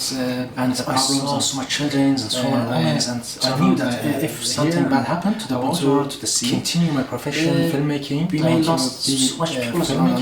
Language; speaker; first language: English; non-native, learner; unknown